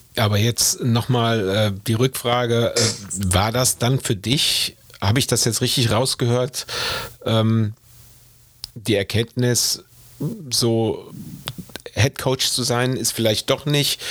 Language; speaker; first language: German; native; German